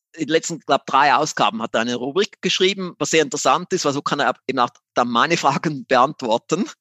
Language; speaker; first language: German; native; German